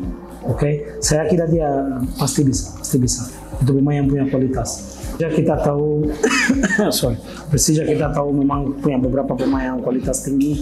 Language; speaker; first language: Indonesian; non-native, fluent; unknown